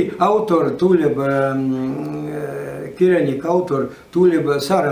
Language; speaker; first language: Estonian; non-native, learner; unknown